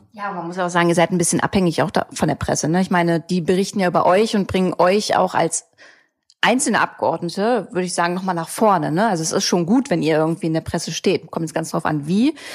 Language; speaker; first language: German; native; German